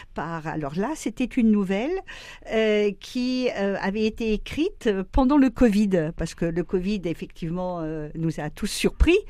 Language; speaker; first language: French; native; French